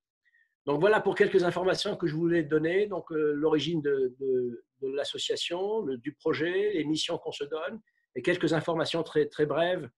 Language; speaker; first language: French; native; French